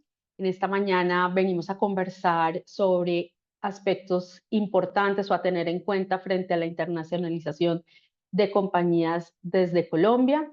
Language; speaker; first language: Spanish; native; Spanish